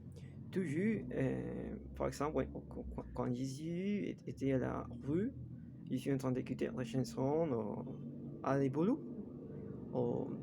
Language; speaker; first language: French; non-native, learner; Spanish